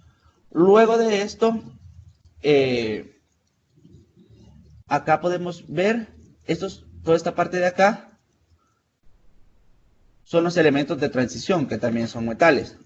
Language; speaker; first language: Spanish; native; Spanish